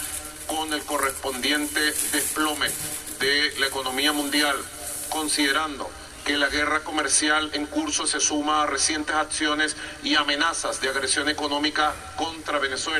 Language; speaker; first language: Spanish; native; Spanish